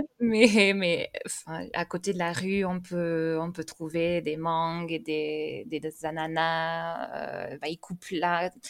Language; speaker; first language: French; early bilingual, other home language; English